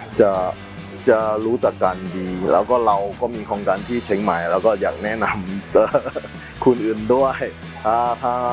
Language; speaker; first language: Thai; non-native, learner; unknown